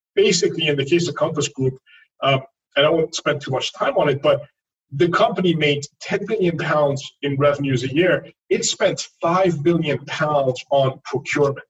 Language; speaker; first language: English; non-native, fluent; French